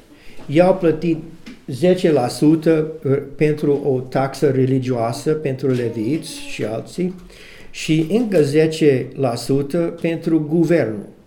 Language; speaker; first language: Romanian; non-native, learner; English